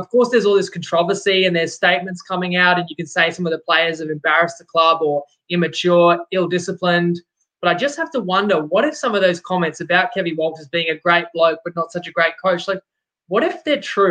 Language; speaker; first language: English; native; English